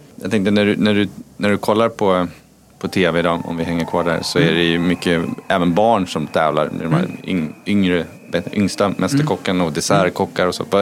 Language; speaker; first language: Swedish; native; Swedish